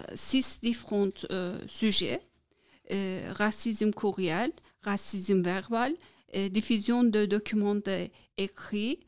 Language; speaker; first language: French; non-native, learner; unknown